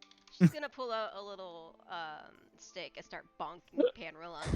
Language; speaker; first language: English; native; English